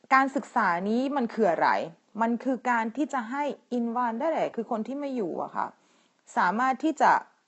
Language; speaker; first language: Thai; native; Thai